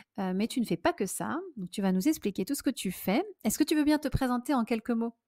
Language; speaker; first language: French; native; French